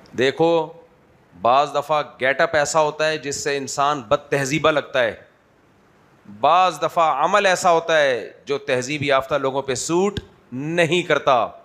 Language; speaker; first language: Urdu; native; Urdu